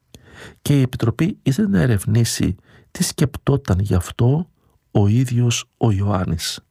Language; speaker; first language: Greek; native; Greek